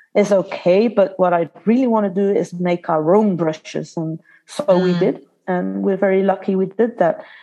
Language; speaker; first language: English; non-native, fluent; Dutch